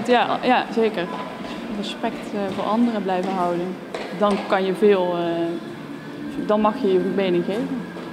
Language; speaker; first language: Dutch; native; Dutch